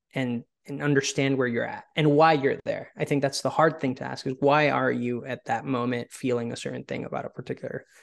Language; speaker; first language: English; early bilingual, other home language; Spanish